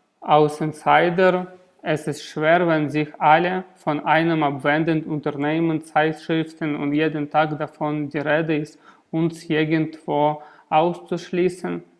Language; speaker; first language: German; non-native, learner; Russian